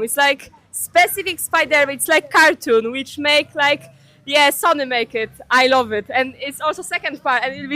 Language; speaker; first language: English; non-native, fluent; Polish